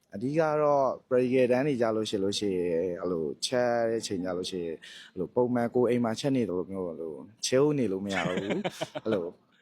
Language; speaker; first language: Burmese; native; Burmese